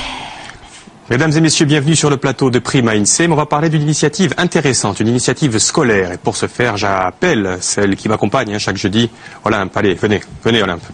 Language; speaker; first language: French; native; French